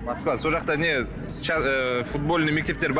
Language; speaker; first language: Kazakh; native; Kazakh